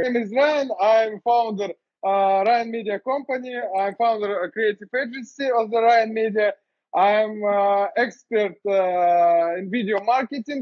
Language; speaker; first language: English; non-native, learner; Russian